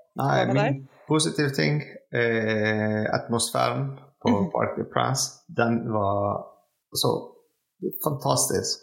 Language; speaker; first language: Norwegian; non-native, fluent; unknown